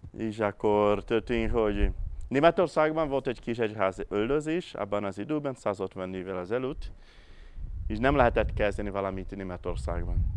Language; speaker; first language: Hungarian; non-native, fluent; Portuguese